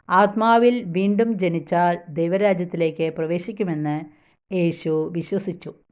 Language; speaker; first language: Malayalam; native; Malayalam